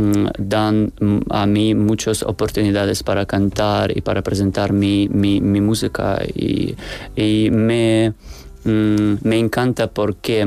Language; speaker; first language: Spanish; non-native, learner; Ukrainian